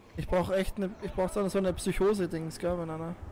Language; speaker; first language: German; native; German